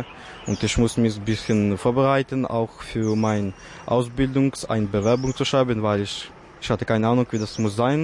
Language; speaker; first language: German; early bilingual, other home language; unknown